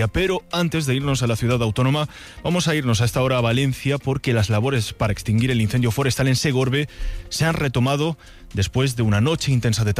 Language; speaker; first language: Spanish; native; Spanish